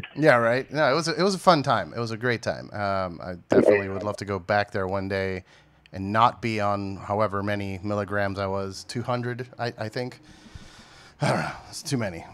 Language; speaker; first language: English; native; English